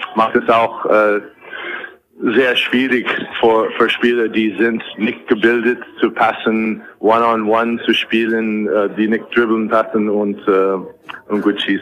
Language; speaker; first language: German; non-native, fluent; English